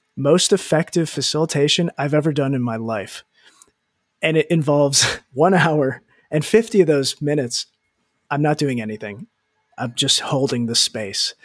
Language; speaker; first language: English; native; English